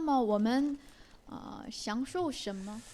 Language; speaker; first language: Chinese; non-native, learner; Korean